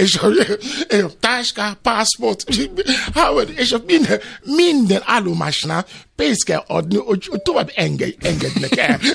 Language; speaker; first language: Hungarian; non-native, learner; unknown